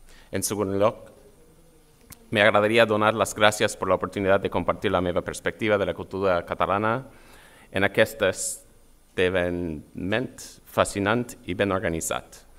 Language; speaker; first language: Catalan; non-native, learner; English